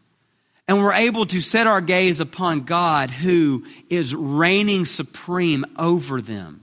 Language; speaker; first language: English; native; English